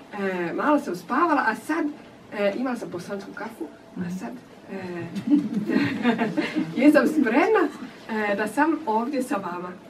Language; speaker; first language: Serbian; non-native, learner; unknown